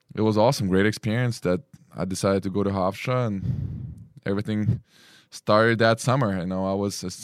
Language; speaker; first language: English; early bilingual, other home language; Lithuanian